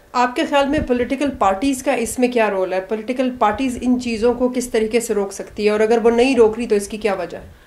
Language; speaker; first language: Urdu; native; Urdu